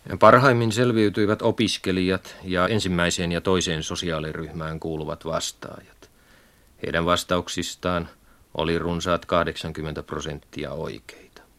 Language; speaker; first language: Finnish; native; Finnish